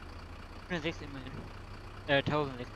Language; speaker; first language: German; native; German